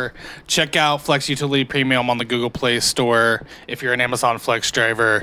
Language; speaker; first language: English; native; English